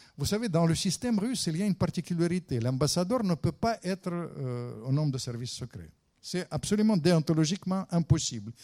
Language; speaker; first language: French; non-native, fluent; Russian